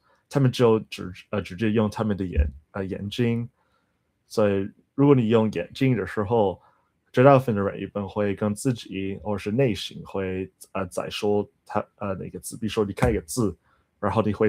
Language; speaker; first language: Chinese; non-native, learner; English